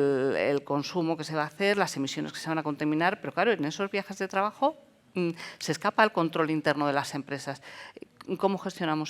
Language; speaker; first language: Spanish; native; Spanish